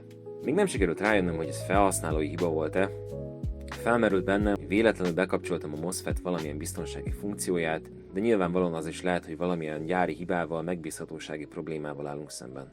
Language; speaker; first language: Hungarian; native; Hungarian